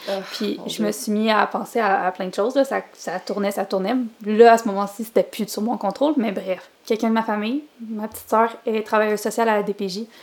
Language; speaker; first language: French; native; French